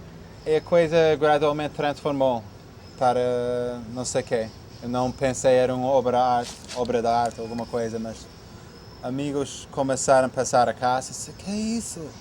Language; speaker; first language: Portuguese; non-native, fluent; English